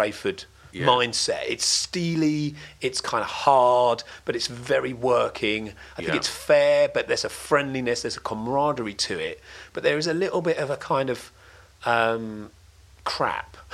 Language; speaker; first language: English; native; English